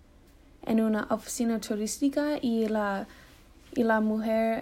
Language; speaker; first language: Spanish; non-native, learner; English